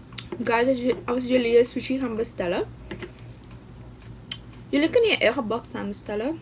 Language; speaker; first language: Dutch; non-native, local second language; Papiamento